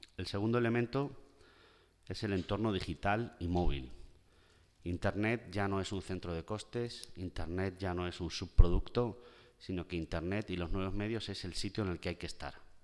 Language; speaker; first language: Spanish; native; Spanish